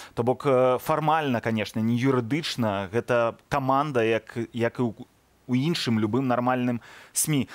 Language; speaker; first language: Belarusian; native; Belarusian